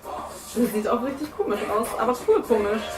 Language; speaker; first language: German; native; German